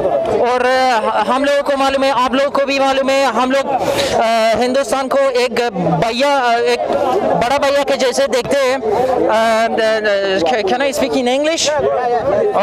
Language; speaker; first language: Hindi; non-native, fluent; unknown